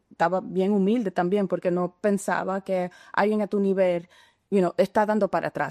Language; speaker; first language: Spanish; early bilingual, heritage; Spanish